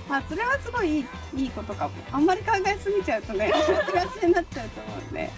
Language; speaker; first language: Japanese; native; Japanese